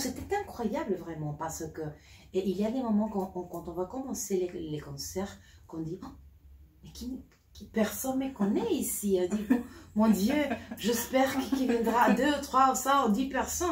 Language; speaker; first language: French; non-native, learner; Spanish